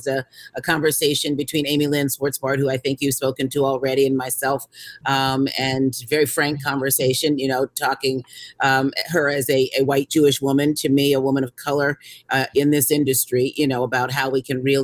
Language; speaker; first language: English; native; English